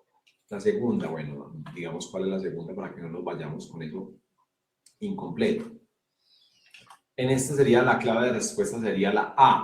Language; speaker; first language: Spanish; native; Spanish